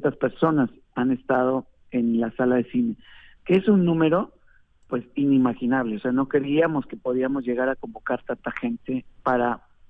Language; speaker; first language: Spanish; native; Spanish